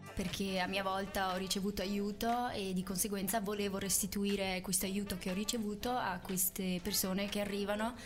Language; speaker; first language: Italian; early bilingual, other home language; Arabic